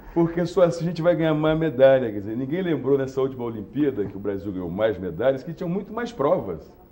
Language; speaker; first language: Portuguese; native; Portuguese